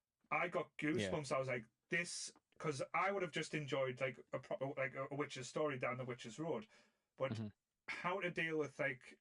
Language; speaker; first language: English; native; English